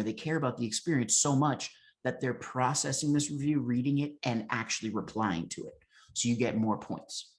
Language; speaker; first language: English; native; English